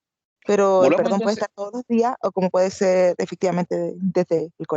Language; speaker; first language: Spanish; native; Spanish